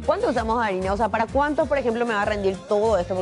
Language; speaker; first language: Spanish; native; Spanish